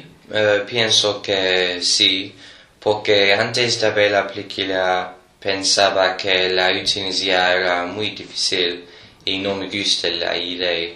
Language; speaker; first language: Spanish; non-native, learner; English